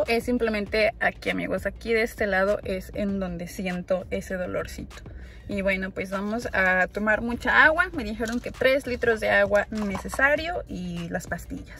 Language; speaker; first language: Spanish; native; Spanish